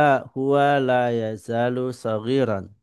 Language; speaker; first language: Arabic; non-native, fluent; Indonesian